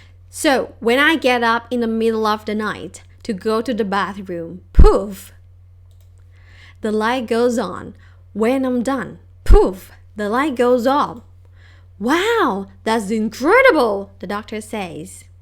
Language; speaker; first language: English; non-native, fluent; Thai